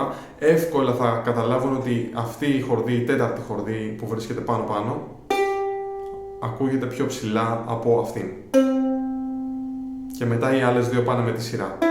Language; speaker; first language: Greek; native; Greek